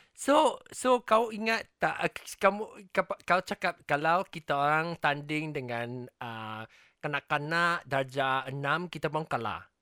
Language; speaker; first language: Malay; non-native, local second language; Chinese